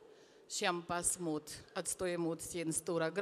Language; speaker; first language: Swedish; non-native, fluent; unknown